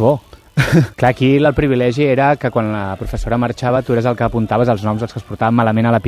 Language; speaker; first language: Catalan; native; Catalan